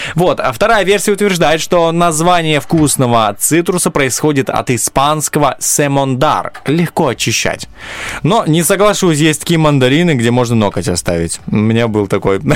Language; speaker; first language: Russian; non-native, local second language; Romanian